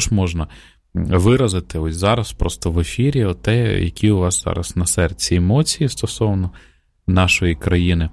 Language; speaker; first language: Ukrainian; native; Ukrainian